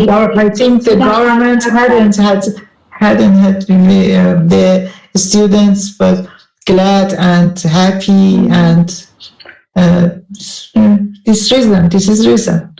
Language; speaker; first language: English; non-native, learner; Persian